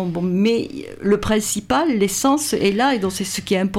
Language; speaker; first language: French; native; French